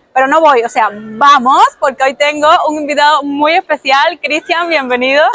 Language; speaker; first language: Spanish; native; Spanish